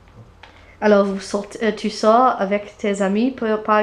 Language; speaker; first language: French; non-native, fluent; English